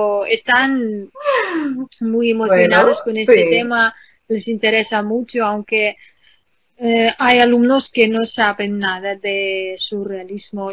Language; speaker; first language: Spanish; non-native, fluent; Ukrainian